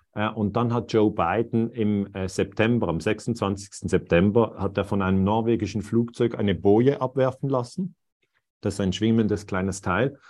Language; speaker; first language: German; native; German